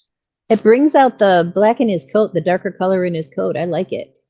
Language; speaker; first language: English; native; English